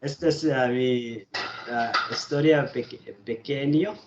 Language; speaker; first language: Spanish; non-native, learner; Bangla